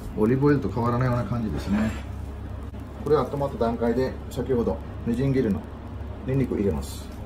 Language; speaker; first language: Japanese; non-native, fluent; Bangla